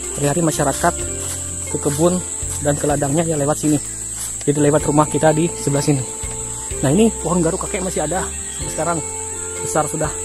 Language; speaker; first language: Indonesian; non-native, local second language; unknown